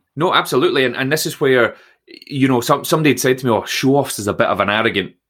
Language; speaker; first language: English; native; English